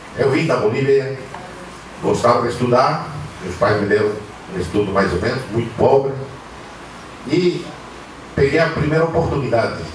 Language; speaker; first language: Portuguese; non-native, fluent; Spanish